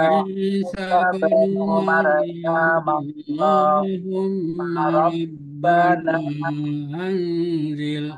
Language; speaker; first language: Arabic; non-native, learner; Indonesian